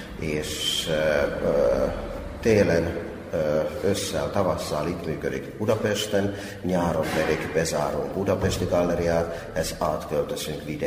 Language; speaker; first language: Hungarian; non-native, fluent; Finnish